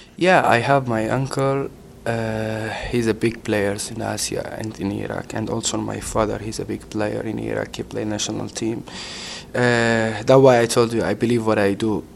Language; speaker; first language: English; non-native, learner; Arabic